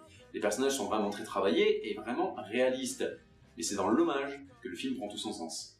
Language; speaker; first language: French; native; French